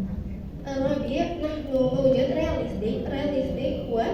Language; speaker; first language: Arabic; non-native, learner; Indonesian